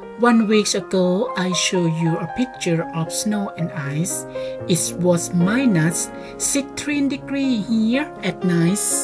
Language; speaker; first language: English; non-native, learner; Thai